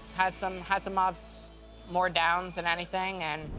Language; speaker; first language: English; native; English